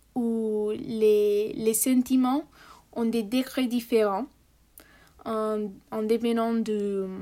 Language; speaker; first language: French; non-native, fluent; Spanish